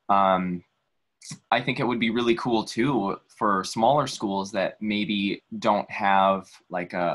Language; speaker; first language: English; native; English